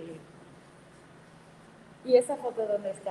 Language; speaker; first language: Spanish; non-native, fluent; English